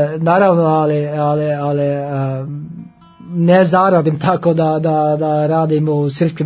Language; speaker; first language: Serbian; non-native, learner; Norwegian